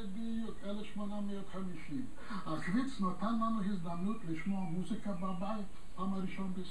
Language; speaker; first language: Hebrew; non-native, fluent; English